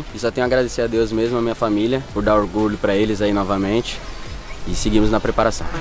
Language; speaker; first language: Portuguese; native; Portuguese